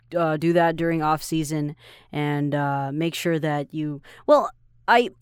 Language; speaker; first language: English; non-native, fluent; Chinese